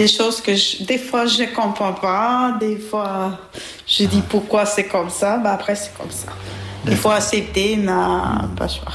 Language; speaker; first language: French; non-native, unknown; Albanian